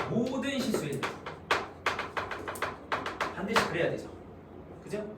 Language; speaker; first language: Korean; native; Korean